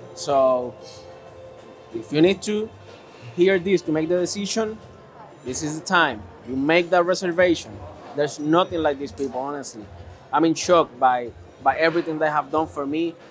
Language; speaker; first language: English; native; English